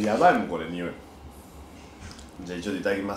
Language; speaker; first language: Japanese; native; Japanese